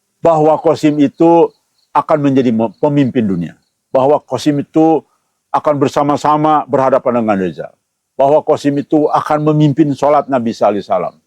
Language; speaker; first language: Indonesian; native; Indonesian